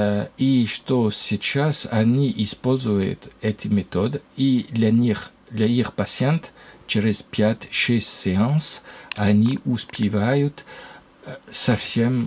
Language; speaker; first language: Russian; non-native, learner; French